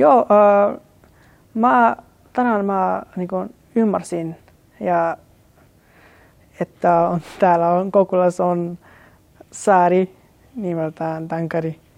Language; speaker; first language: Finnish; non-native, learner; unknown